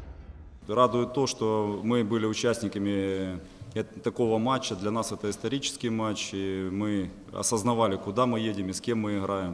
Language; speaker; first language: Russian; native; Russian